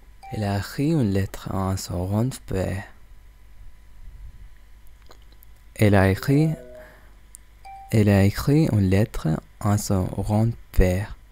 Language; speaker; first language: French; non-native, learner; English